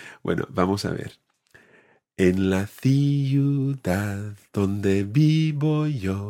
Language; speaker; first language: Spanish; non-native, fluent; English